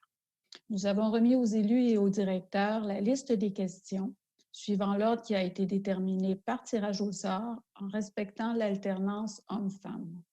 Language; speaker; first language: French; native; French